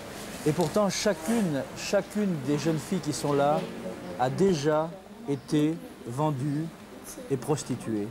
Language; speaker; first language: French; native; French